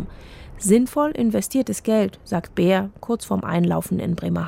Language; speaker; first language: German; native; German